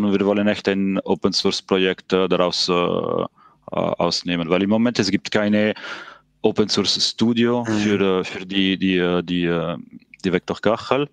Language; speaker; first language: German; non-native, fluent; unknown